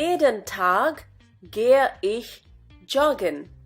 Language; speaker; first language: German; non-native, fluent; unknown